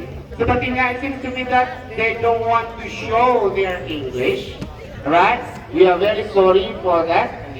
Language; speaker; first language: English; non-native, learner; Indonesian